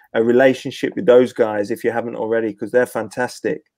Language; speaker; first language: English; native; English